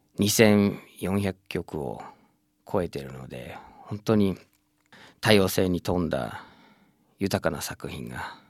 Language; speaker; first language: Japanese; non-native, fluent; English